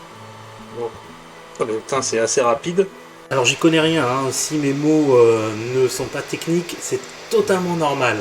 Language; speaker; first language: French; native; French